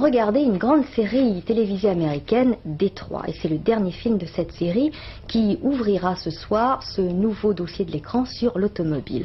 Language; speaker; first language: French; native; French